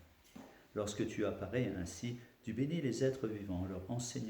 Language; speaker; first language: French; native; French